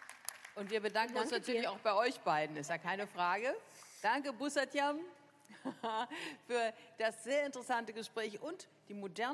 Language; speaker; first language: German; native; German